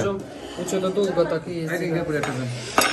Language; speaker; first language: Russian; native; Russian